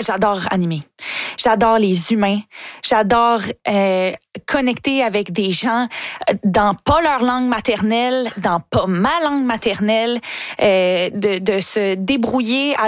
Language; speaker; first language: French; native; French